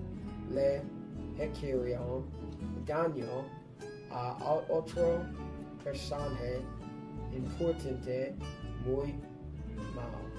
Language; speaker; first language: Spanish; non-native, learner; English